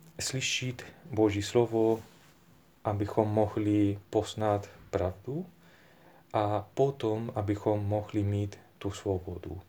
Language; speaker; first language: Czech; non-native, fluent; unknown